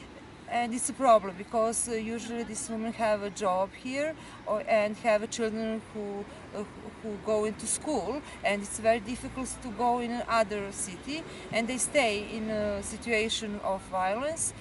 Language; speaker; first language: English; non-native, learner; Serbian